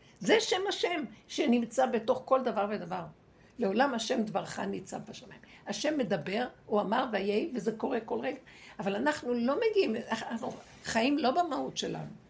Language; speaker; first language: Hebrew; native; Hebrew